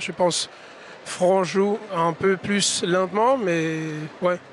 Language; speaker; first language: French; non-native, fluent; Danish